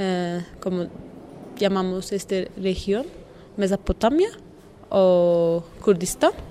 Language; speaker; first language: Spanish; non-native, learner; Kurdish